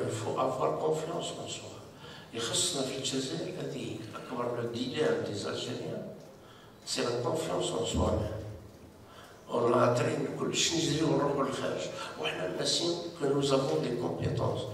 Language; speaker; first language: French; non-native, local second language; Arabic